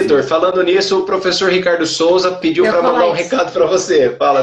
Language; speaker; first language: Portuguese; native; Portuguese